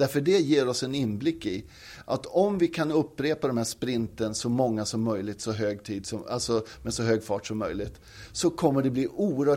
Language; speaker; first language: Swedish; native; Swedish